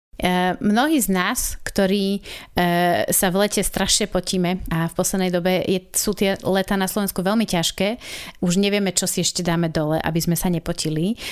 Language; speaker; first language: Slovak; native; Slovak